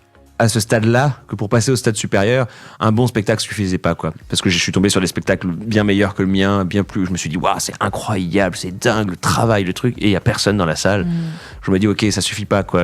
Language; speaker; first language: French; native; French